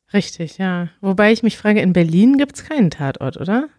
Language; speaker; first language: German; native; German